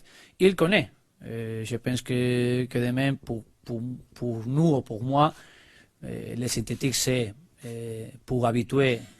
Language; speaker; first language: French; non-native, learner; Spanish